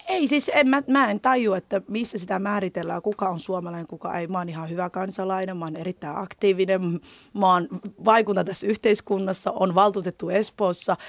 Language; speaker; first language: Finnish; early bilingual, other home language; Somali